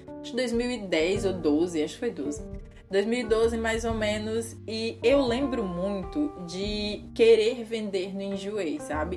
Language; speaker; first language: Portuguese; native; Portuguese